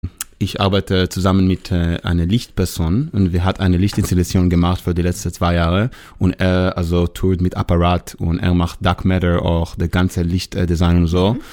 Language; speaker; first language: German; non-native, fluent; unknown